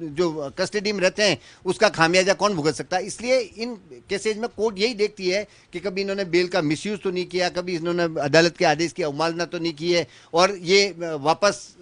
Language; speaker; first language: Hindi; native; Hindi